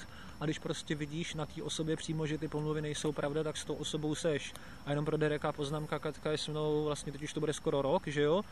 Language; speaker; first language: Czech; native; Czech